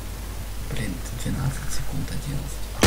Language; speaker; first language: Russian; native; Russian